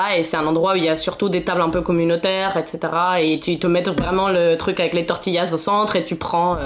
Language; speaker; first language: French; non-native, fluent; Spanish